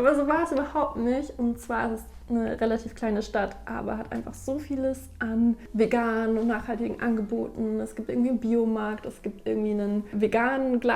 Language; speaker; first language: German; native; German